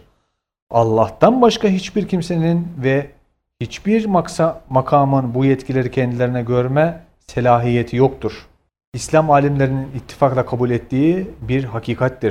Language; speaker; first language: Turkish; native; Turkish